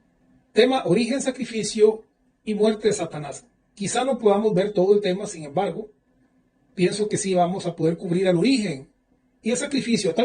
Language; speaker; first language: Spanish; native; Spanish